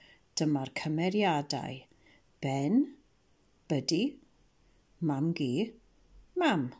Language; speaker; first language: Welsh; non-native, local second language; English